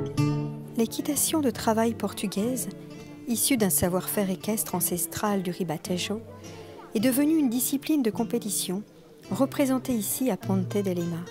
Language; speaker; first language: French; native; French